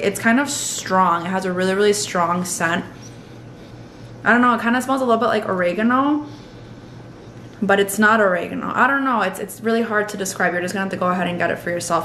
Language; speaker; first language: English; early bilingual, other home language; Spanish